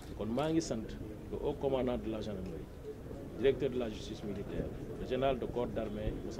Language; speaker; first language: French; non-native, local second language; Wolof